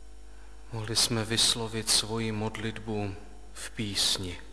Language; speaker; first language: Czech; native; Czech